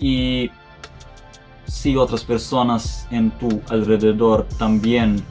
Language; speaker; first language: Spanish; non-native, fluent; Serbian